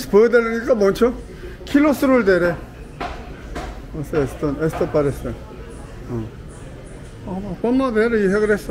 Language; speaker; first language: Spanish; non-native, learner; Korean